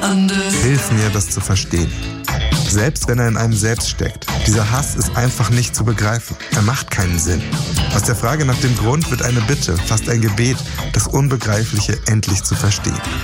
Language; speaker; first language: German; native; German